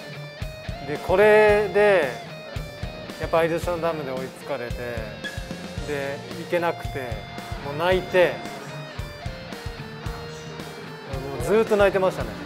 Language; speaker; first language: Japanese; native; Japanese